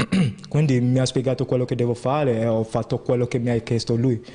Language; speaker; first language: Italian; non-native, fluent; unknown